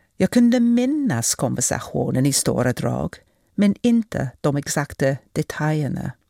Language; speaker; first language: Swedish; non-native, fluent; English